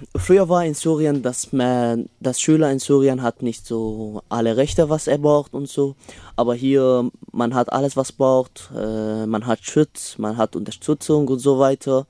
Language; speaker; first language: German; non-native, learner; Arabic